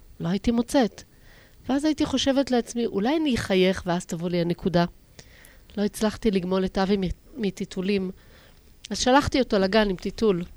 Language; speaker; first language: Hebrew; native; Hebrew